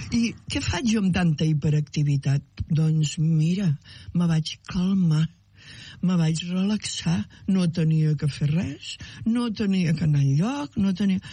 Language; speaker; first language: Catalan; native; Catalan